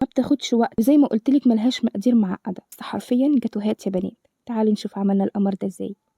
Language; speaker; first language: Arabic; native; Arabic